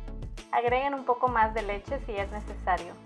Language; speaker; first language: Spanish; native; Spanish